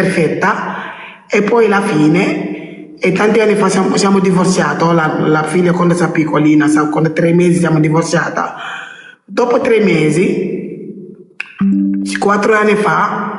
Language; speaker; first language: Italian; non-native, learner; Wolof